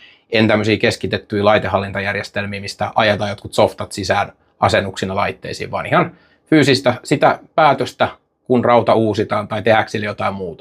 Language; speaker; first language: Finnish; native; Finnish